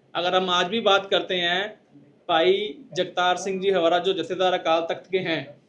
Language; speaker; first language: Hindi; non-native, local second language; Punjabi